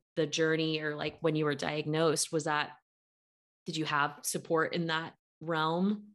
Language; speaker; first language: English; native; English